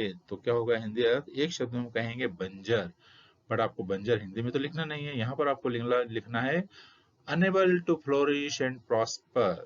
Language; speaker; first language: Hindi; native; Hindi